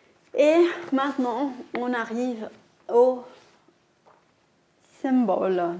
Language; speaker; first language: French; non-native, fluent; Portuguese